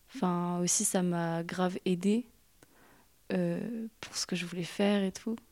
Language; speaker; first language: French; native; French